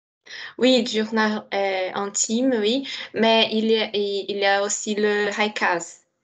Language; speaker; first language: French; non-native, learner; Portuguese